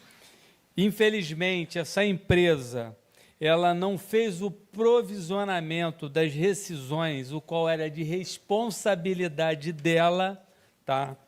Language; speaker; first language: Portuguese; native; Portuguese